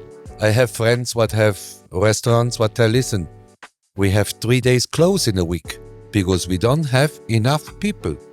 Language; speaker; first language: English; non-native, learner; German